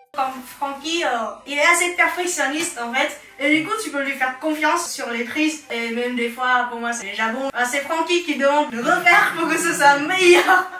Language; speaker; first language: French; non-native, fluent; Vietnamese